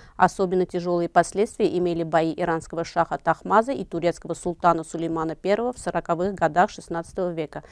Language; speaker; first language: Russian; non-native, local second language; Armenian